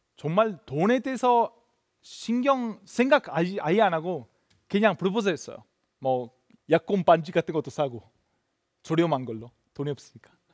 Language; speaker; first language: Korean; non-native, fluent; Italian